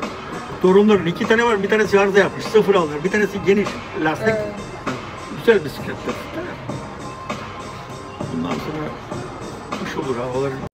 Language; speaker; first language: Turkish; early bilingual, heritage; Turkish